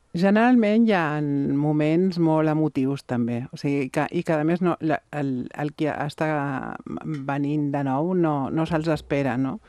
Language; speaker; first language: Catalan; non-native, local second language; Spanish